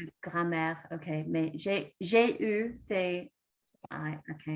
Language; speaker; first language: French; non-native, learner; English